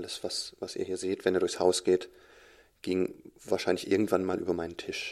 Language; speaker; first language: German; native; German